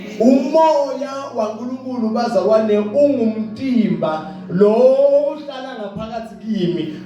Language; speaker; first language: Zulu; non-native, local second language; Swati